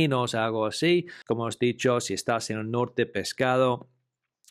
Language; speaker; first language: Spanish; non-native, fluent; English